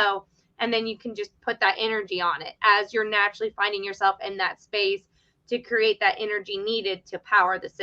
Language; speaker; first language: English; native; English